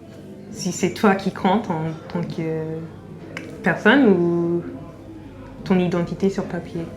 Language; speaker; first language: French; non-native, fluent; English